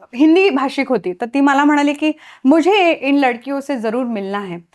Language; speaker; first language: Hindi; non-native, local second language; Marathi